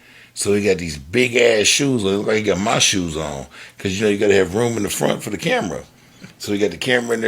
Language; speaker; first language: English; native; English